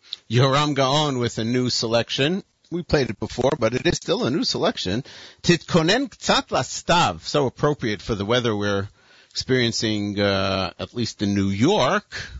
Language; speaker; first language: English; native; English